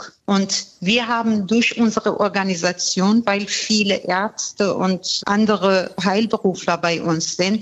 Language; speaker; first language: German; non-native, fluent; Persian